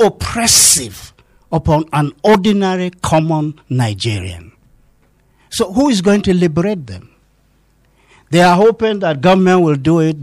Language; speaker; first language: English; non-native, local second language; Hausa